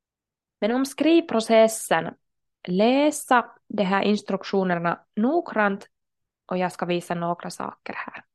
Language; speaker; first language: Swedish; non-native, local second language; Finnish